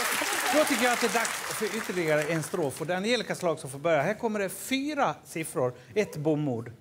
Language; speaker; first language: Swedish; native; Swedish